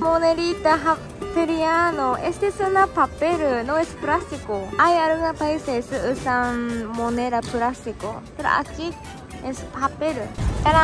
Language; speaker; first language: Spanish; non-native, learner; Japanese